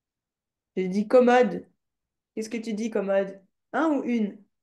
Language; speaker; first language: French; native; French